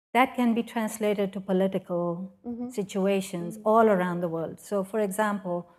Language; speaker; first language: English; non-native, local second language; Urdu